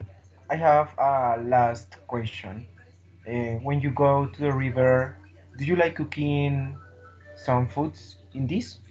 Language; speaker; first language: English; non-native, learner; Spanish